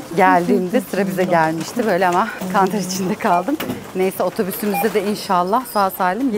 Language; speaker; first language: Turkish; native; Turkish